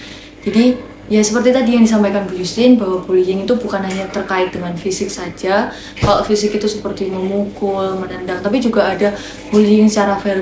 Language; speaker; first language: Indonesian; native; Indonesian